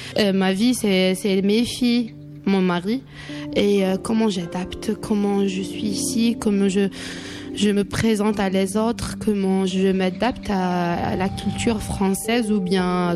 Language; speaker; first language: French; non-native, local second language; Arabic